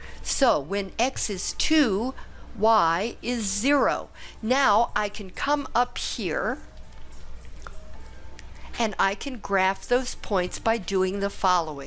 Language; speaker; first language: English; native; English